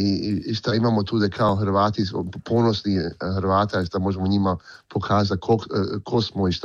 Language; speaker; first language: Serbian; early bilingual, heritage; Croatian